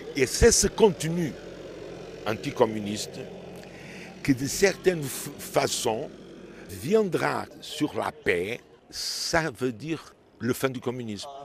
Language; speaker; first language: French; non-native, fluent; Portuguese